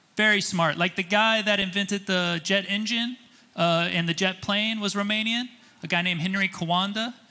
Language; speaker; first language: English; native; English